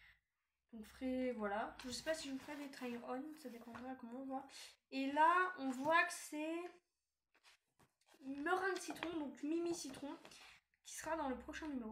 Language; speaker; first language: French; native; French